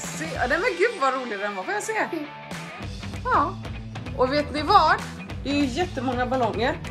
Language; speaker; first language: Swedish; native; Swedish